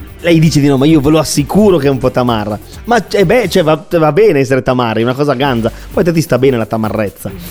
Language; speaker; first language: Italian; native; Italian